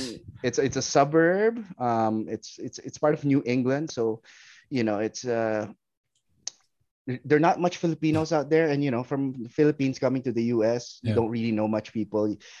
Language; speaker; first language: English; non-native, local second language; Filipino